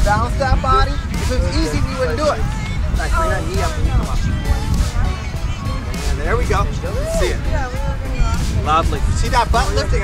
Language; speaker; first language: English; non-native, fluent; Portuguese